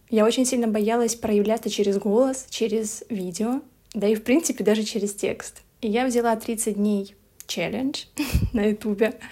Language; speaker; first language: Russian; native; Russian